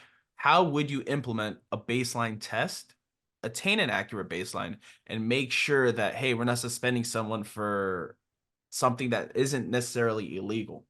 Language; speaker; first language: English; native; English